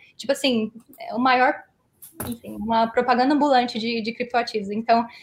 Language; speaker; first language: Portuguese; early bilingual, heritage; Portuguese